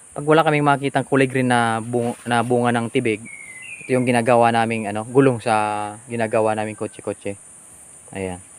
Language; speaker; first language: Filipino; non-native, local second language; Bikol